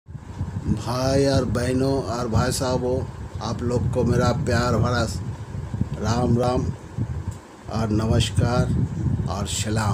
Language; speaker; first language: Hindi; non-native, local second language; Bangla